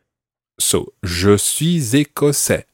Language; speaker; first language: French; non-native, fluent; English